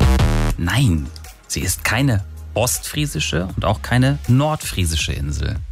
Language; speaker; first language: German; native; German